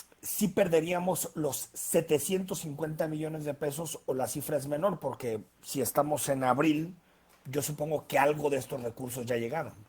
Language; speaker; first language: Spanish; native; Spanish